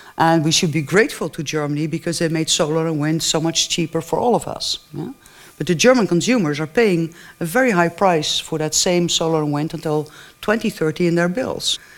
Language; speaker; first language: English; non-native, fluent; Dutch